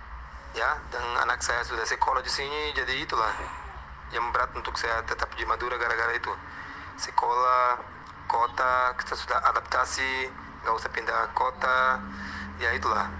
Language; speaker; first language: Indonesian; non-native, fluent; Portuguese